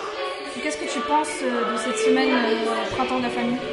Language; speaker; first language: French; native; French